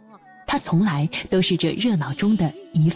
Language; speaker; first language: Chinese; native; Chinese